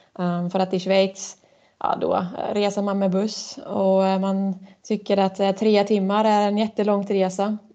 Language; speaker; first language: Swedish; non-native, fluent; German